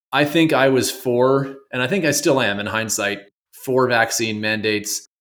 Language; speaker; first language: English; native; English